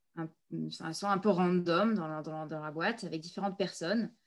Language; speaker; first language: French; native; French